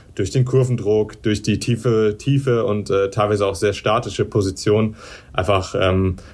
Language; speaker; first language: German; native; German